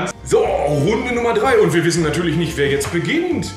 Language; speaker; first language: German; native; German